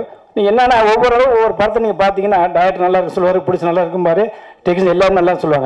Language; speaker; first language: Tamil; native; Tamil